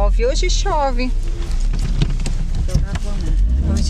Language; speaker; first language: Portuguese; native; Portuguese